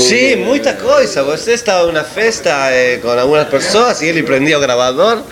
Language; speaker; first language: Portuguese; non-native, learner; Spanish